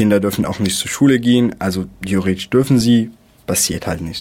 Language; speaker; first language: German; non-native, fluent; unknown